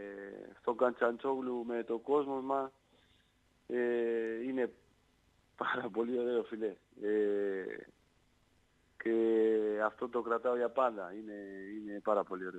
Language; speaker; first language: Greek; non-native, learner; Spanish